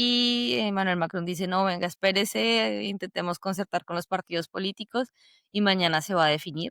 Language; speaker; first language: Spanish; native; Spanish